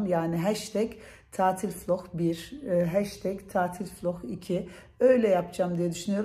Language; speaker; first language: Turkish; early bilingual, heritage; Turkish